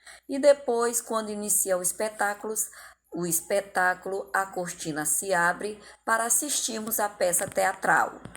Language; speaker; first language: Portuguese; native; Portuguese